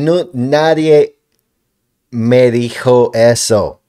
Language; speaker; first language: Spanish; non-native, learner; English